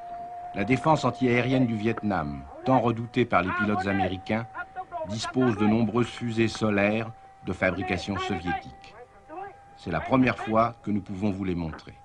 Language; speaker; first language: French; native; French